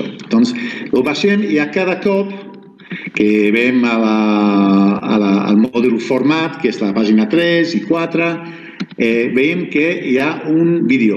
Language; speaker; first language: Catalan; non-native, fluent; Spanish